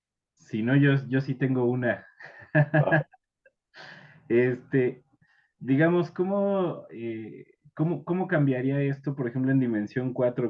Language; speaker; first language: Spanish; native; Spanish